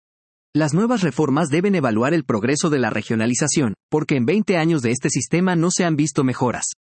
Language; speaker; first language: Spanish; native; Spanish